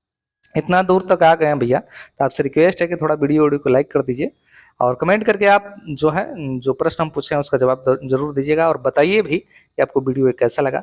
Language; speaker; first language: Hindi; native; Hindi